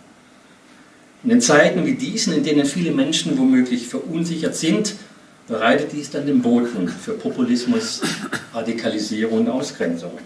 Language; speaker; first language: German; native; German